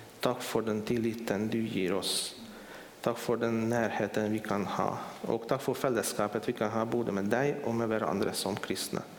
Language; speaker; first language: Swedish; non-native, fluent; Hungarian